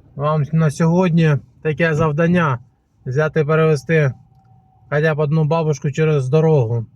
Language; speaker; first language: Ukrainian; non-native, local second language; Russian